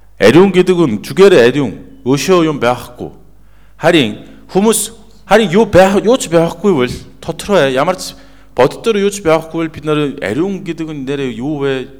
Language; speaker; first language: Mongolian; non-native, fluent; Korean